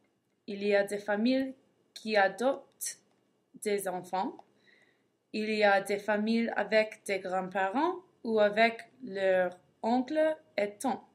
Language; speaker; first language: French; non-native, learner; English